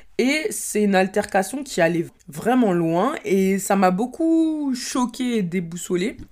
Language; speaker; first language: French; early bilingual, other home language; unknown